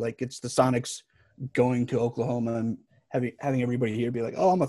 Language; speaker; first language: English; native; English